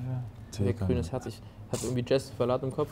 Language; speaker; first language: German; native; German